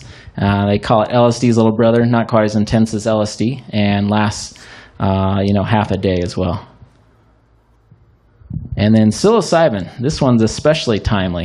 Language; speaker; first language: English; native; English